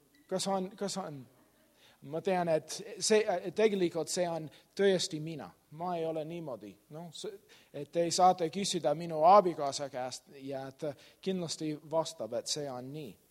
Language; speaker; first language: Estonian; non-native, learner; English